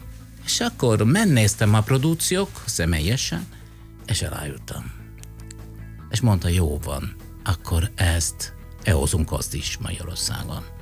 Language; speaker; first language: Hungarian; non-native, fluent; Italian